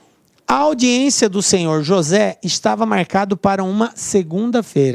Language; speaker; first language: Portuguese; native; Portuguese